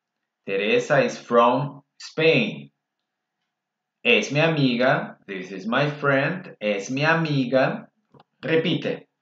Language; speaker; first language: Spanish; non-native, fluent; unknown